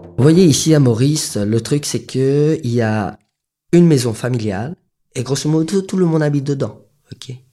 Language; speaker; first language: French; non-native, local second language; Morisyen